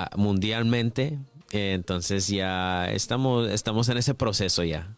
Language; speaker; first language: Spanish; early bilingual, heritage; English